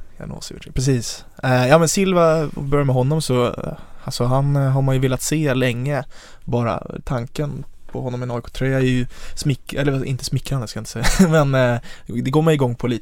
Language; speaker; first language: Swedish; native; Swedish